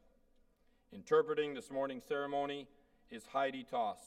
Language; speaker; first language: English; native; English